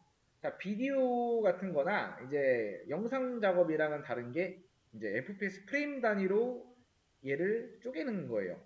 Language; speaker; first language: Korean; native; Korean